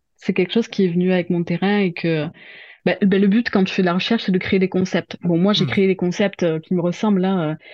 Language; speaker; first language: French; native; French